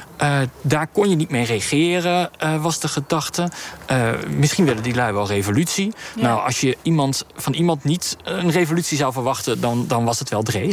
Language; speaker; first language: Dutch; native; Dutch